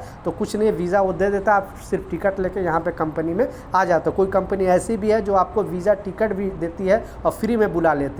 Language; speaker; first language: Hindi; native; Hindi